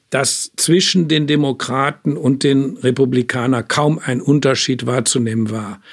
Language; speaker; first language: German; native; German